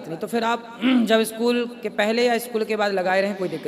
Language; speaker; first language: Hindi; native; Hindi